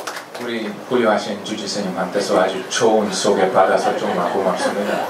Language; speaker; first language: Korean; non-native, fluent; Hungarian